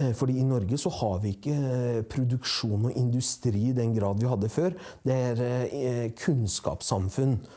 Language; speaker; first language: Norwegian; early bilingual, other home language; Persian